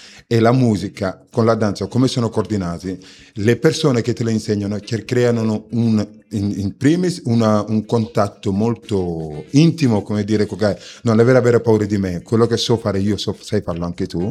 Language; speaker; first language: Italian; non-native, fluent; Wolof